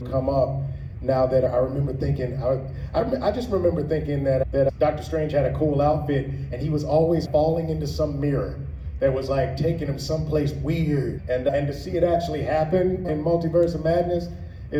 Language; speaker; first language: English; native; English